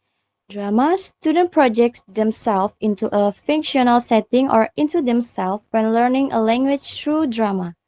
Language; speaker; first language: English; non-native, learner; Indonesian